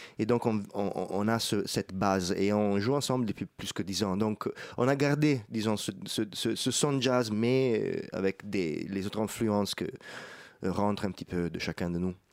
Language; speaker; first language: French; non-native, fluent; Italian